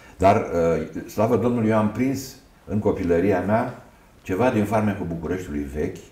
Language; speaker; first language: Romanian; native; Romanian